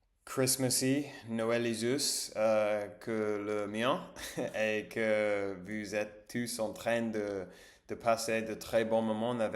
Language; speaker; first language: French; non-native, learner; English